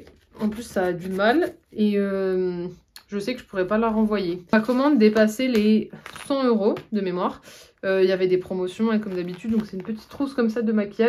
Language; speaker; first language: French; native; French